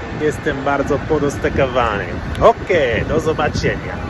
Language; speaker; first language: Polish; non-native, learner; English